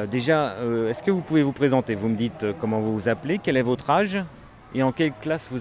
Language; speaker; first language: French; native; French